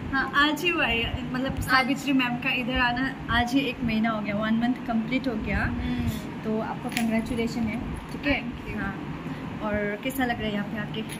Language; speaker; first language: Hindi; non-native, local second language; Nepali